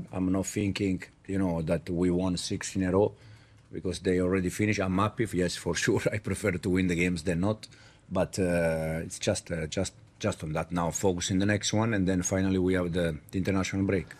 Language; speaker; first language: English; non-native, fluent; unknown